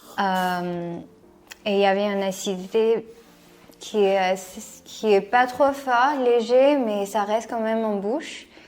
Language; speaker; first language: French; non-native, fluent; Cantonese